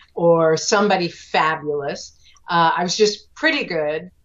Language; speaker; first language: English; native; English